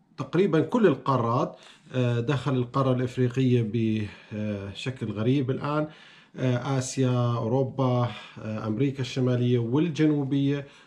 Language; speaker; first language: Arabic; native; Arabic